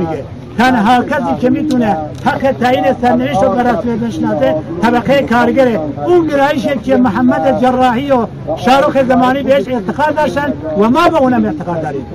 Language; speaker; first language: Persian; non-native, local second language; Central Kurdish